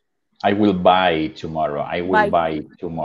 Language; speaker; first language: English; non-native, fluent; Spanish